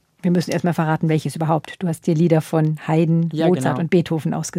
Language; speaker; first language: German; native; German